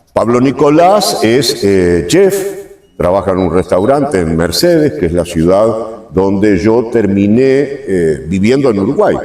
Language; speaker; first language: Spanish; native; Spanish